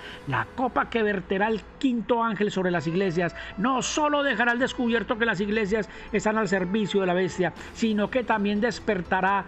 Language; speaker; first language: Spanish; native; Spanish